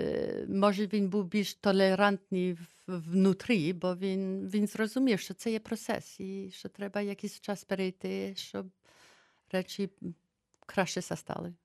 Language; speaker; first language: Ukrainian; early bilingual, heritage; Ukrainian